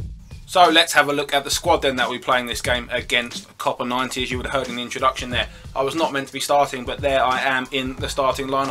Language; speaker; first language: English; native; English